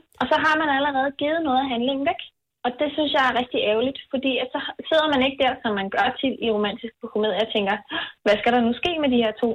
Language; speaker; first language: Danish; native; Danish